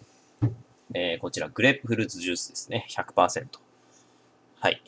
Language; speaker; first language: Japanese; native; Japanese